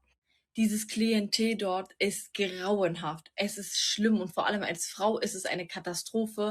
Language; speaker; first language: German; native; German